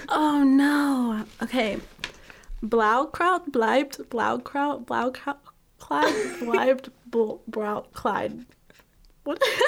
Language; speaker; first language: German; non-native, learner; English